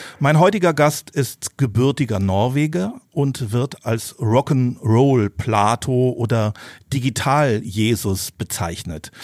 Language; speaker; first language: German; native; German